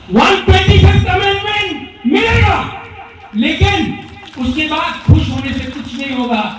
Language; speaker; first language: Hindi; non-native, local second language; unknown